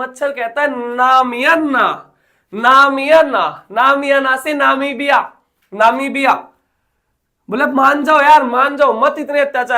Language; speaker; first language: Hindi; native; Hindi